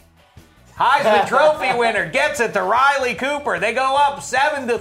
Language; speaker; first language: English; native; English